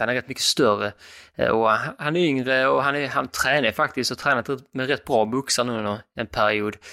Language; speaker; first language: Swedish; native; Swedish